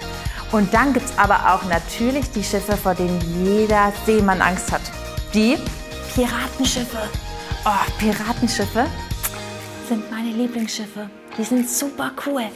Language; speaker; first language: German; native; German